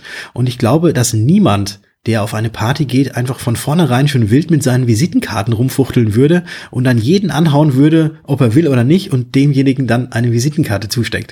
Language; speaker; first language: German; native; German